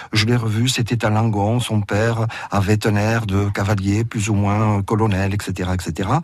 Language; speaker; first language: French; early bilingual, other home language; Catalan